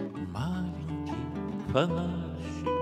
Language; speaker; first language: Russian; native; Russian